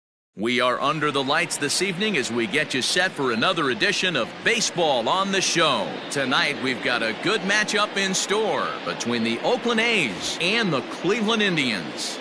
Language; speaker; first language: English; native; English